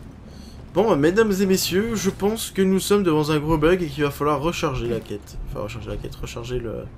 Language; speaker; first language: French; native; French